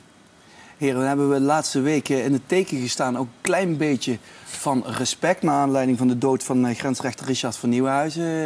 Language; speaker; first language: Dutch; native; Dutch